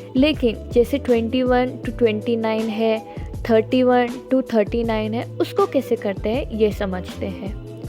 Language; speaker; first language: Hindi; native; Hindi